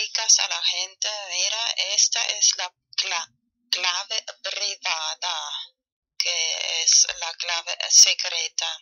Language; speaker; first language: Spanish; non-native, fluent; German